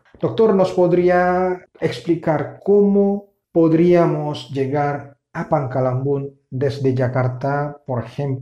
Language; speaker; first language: Spanish; non-native, fluent; Indonesian